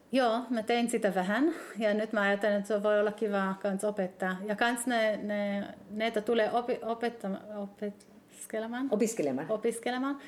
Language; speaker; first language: Finnish; early bilingual, heritage; Hebrew